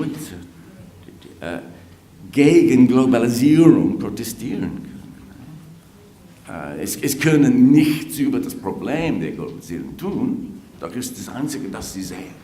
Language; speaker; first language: German; non-native, fluent; English